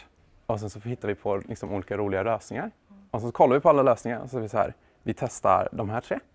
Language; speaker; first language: Swedish; native; Swedish